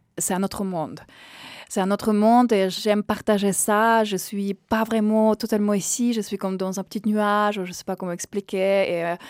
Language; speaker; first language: French; non-native, fluent; Russian